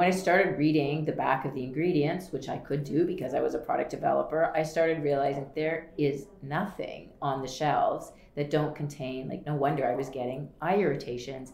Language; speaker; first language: English; native; English